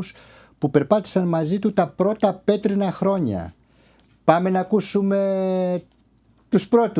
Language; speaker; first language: Greek; native; Greek